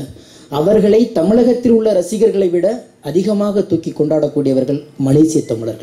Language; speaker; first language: Tamil; native; Tamil